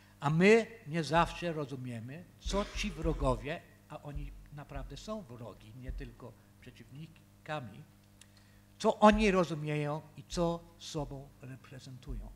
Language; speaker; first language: Polish; early bilingual, heritage; Polish